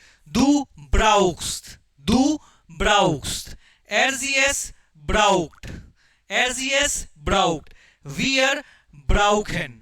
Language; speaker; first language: German; non-native, fluent; Hindi